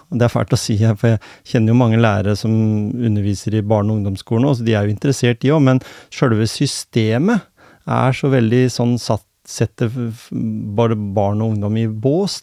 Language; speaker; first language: Norwegian; native; Norwegian